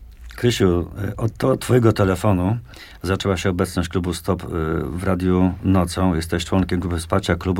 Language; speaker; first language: Polish; native; Polish